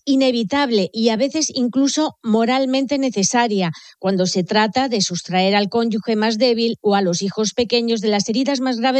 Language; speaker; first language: Spanish; native; Spanish